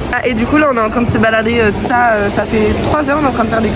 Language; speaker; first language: French; native; French